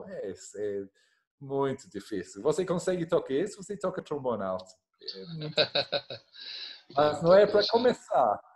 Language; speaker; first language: Portuguese; non-native, learner; English